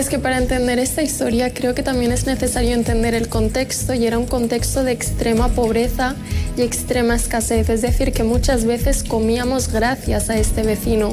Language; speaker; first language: Spanish; early bilingual, other home language; Arabic